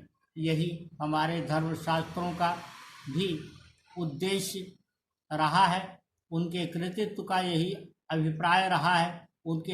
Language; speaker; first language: Hindi; native; Hindi